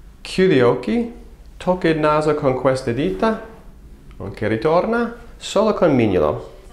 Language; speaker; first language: Italian; non-native, fluent; English